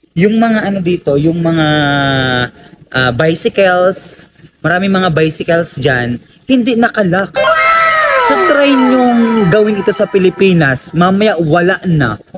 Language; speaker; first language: Filipino; native; Filipino